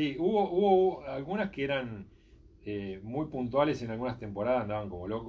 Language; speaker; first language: Spanish; native; Spanish